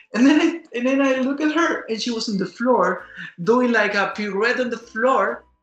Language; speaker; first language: English; non-native, fluent; Spanish